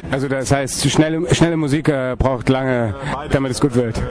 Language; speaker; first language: German; native; German